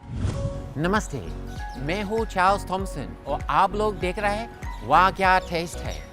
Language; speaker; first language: Hindi; non-native, fluent; English